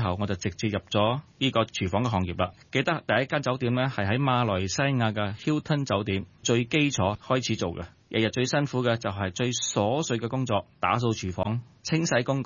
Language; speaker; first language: Cantonese; early bilingual, heritage; Cantonese